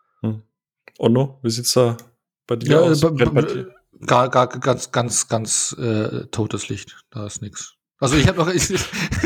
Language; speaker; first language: German; native; German